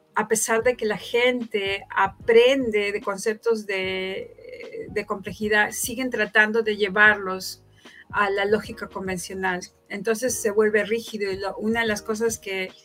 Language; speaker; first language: Spanish; native; Spanish